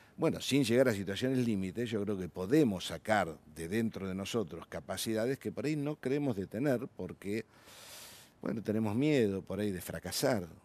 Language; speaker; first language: Spanish; native; Spanish